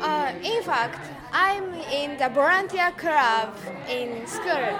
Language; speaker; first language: English; non-native, learner; Japanese